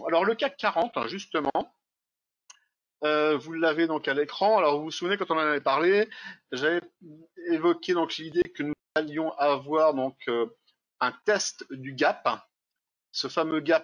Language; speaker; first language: French; native; French